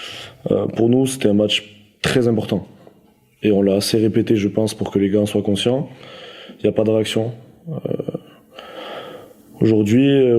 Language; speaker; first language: French; native; French